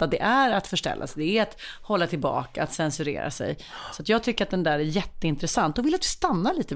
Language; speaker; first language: Swedish; native; Swedish